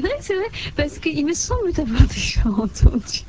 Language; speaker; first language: French; native; French